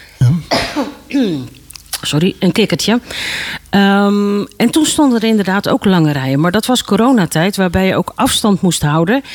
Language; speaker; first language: Dutch; native; Dutch